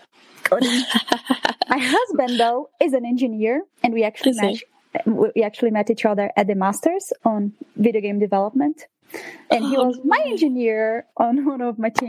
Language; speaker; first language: English; non-native, fluent; Portuguese